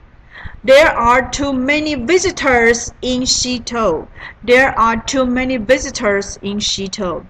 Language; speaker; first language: English; non-native, learner; Chinese